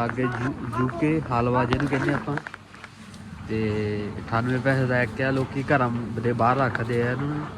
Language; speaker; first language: Punjabi; native; Punjabi